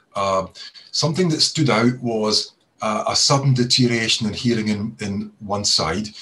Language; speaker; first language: English; native; English